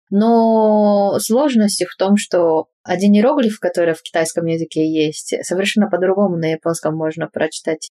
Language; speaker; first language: Russian; non-native, fluent; Japanese